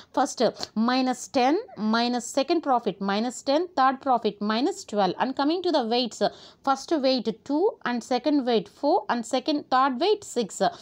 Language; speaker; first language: English; non-native, local second language; Telugu